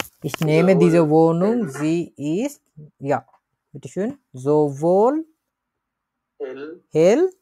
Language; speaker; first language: German; non-native, fluent; Bangla